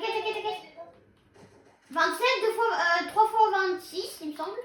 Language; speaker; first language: French; native; French